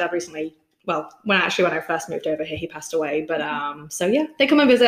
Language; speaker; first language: English; native; English